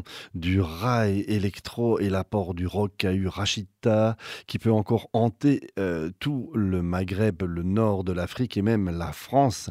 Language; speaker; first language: French; native; French